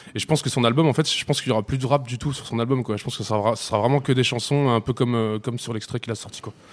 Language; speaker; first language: French; native; French